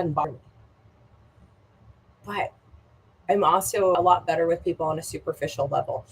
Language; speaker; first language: English; native; English